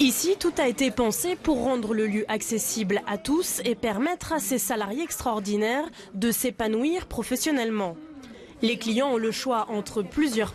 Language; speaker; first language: French; native; French